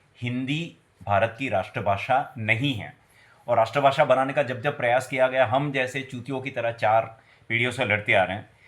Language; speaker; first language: Hindi; non-native, local second language; Gujarati